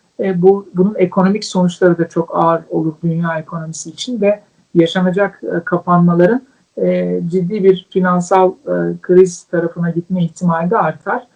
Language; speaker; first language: Turkish; native; Turkish